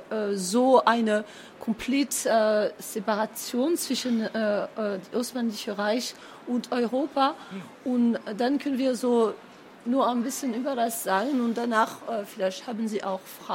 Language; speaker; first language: German; non-native, fluent; French